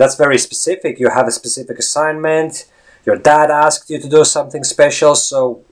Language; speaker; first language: English; non-native, fluent; Latvian